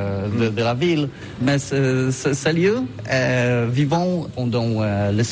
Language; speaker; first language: French; non-native, learner; Polish